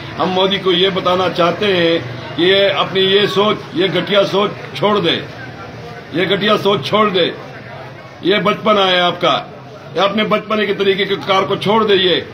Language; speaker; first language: Urdu; non-native, local second language; Pashto